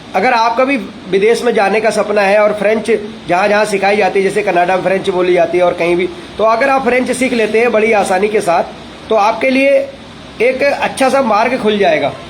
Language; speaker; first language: Hindi; native; Hindi